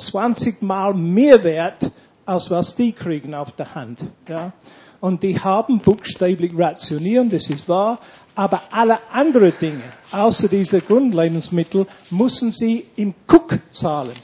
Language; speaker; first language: German; non-native, fluent; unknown